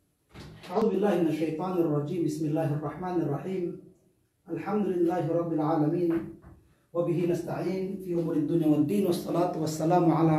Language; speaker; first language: Arabic; non-native, fluent; Filipino